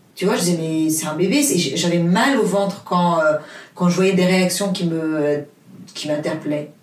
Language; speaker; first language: French; non-native, fluent; Portuguese